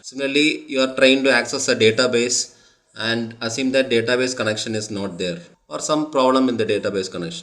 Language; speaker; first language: English; non-native, local second language; Tamil